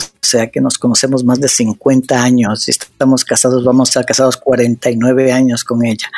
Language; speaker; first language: Spanish; native; Spanish